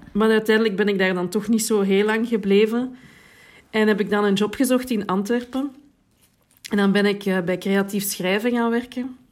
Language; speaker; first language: Dutch; native; Dutch